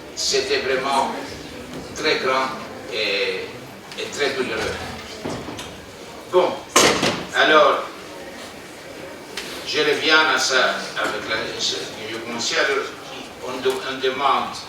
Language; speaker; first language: French; non-native, fluent; Greek